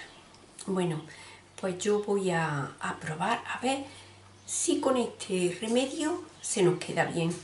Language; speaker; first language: Spanish; native; Spanish